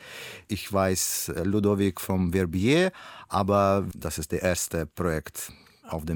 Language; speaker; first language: German; non-native, learner; Russian